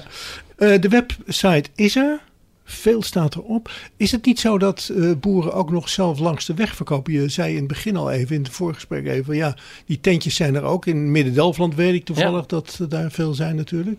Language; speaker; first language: Dutch; native; Dutch